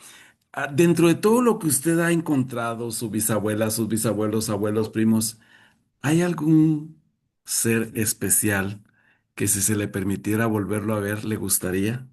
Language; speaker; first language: Spanish; native; Spanish